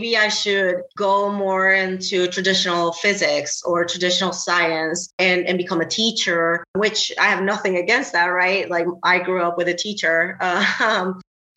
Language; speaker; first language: English; non-native, fluent; Spanish